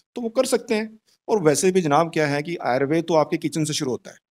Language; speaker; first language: Hindi; native; Hindi